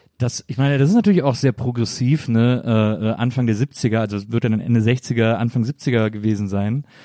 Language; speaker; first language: German; native; German